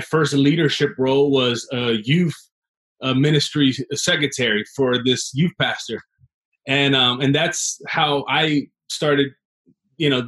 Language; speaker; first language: English; native; English